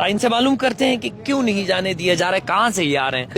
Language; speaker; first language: Urdu; native; Urdu